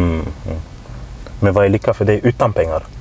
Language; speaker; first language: Swedish; native; Swedish